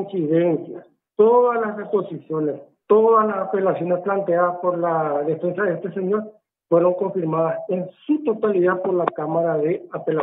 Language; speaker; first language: Spanish; native; Spanish